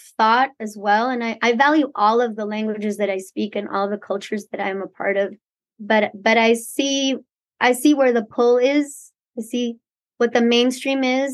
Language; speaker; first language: English; early bilingual, other home language; Spanish